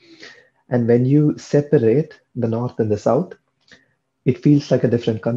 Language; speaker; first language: English; non-native, local second language; Tamil